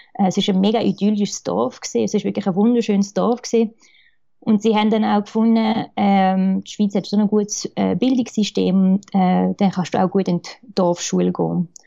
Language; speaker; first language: German; early bilingual, other home language; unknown